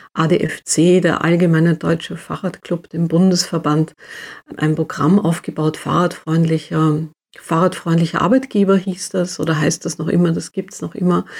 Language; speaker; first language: German; native; German